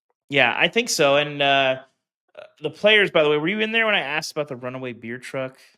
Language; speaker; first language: English; native; English